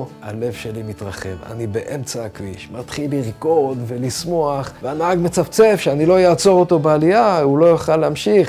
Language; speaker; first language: Hebrew; native; Hebrew